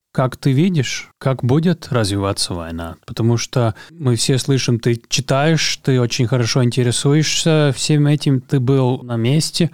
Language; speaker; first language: Russian; non-native, local second language; Latvian